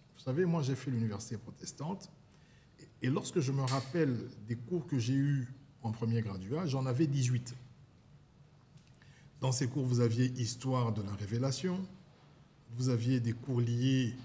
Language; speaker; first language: French; non-native, local second language; Lingala